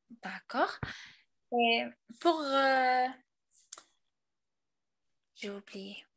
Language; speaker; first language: French; non-native, learner; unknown